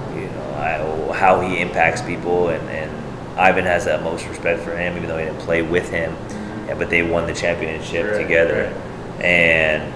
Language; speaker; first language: English; native; English